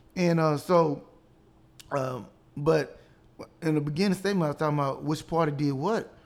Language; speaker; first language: English; native; English